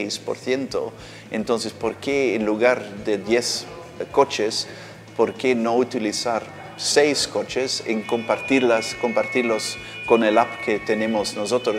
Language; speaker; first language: Spanish; non-native, fluent; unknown